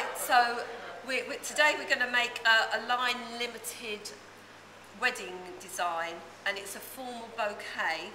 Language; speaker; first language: English; native; English